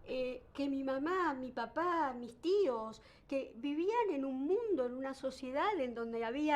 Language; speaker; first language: Spanish; native; Spanish